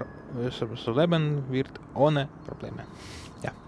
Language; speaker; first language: German; non-native, learner; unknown